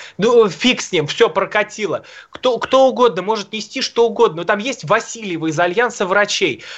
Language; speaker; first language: Russian; native; Russian